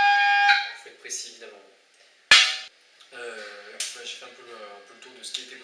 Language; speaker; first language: French; native; French